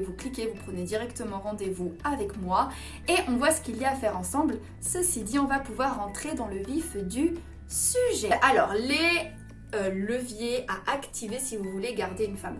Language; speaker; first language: French; native; French